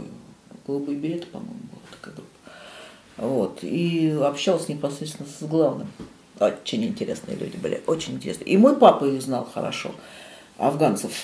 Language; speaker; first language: Russian; native; Russian